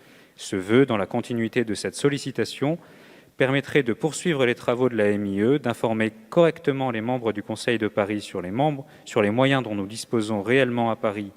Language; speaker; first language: French; native; French